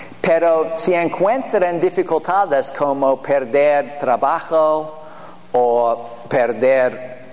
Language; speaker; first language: Spanish; non-native, fluent; English